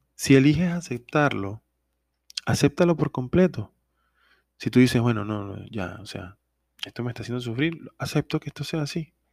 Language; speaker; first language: Spanish; native; Spanish